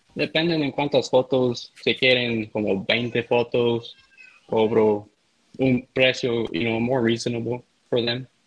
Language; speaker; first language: Spanish; early bilingual, heritage; Spanish